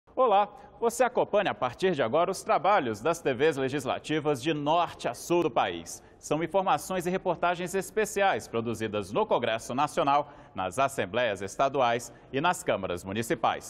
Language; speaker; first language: Portuguese; native; Portuguese